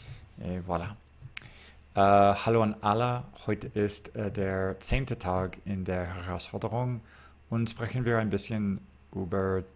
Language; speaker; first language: German; non-native, learner; English